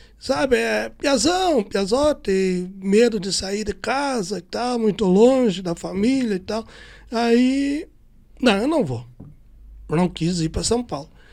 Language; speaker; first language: Portuguese; native; Portuguese